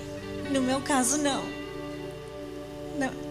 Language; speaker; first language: Portuguese; non-native, fluent; English